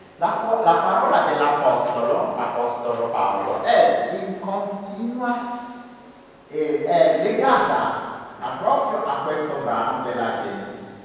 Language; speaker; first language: Italian; non-native, fluent; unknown